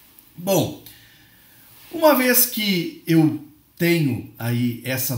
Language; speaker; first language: Portuguese; native; Portuguese